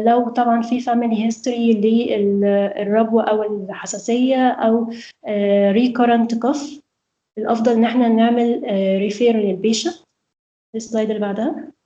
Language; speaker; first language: Arabic; native; Arabic